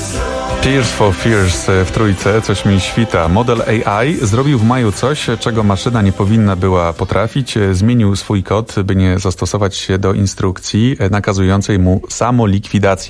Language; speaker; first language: Polish; native; Polish